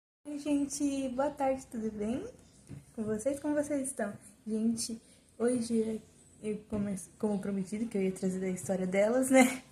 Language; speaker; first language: Portuguese; native; Portuguese